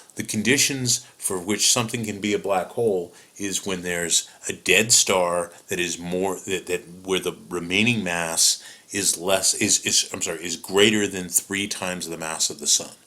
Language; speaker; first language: English; native; English